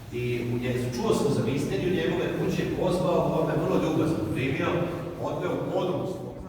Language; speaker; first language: Bosnian; native; Bosnian